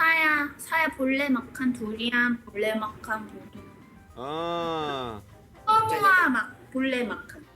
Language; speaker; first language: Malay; non-native, learner; Korean